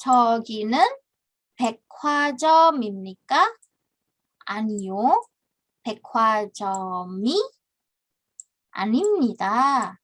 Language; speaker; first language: Korean; non-native, fluent; Indonesian